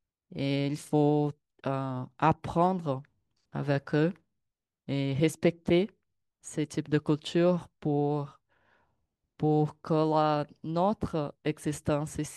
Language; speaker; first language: French; non-native, learner; Portuguese